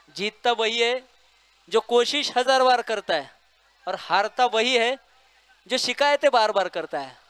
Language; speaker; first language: Hindi; non-native, local second language; Marathi